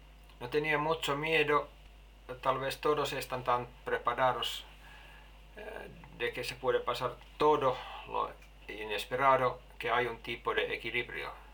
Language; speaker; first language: Spanish; non-native, learner; Finnish